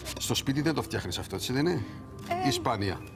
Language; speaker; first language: Greek; native; Greek